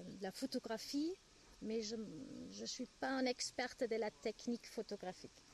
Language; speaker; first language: French; non-native, fluent; German